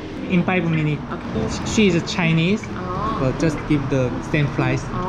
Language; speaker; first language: English; non-native, learner; Korean